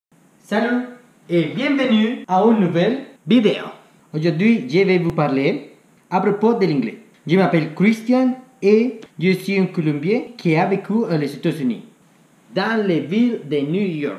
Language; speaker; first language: French; non-native, fluent; Spanish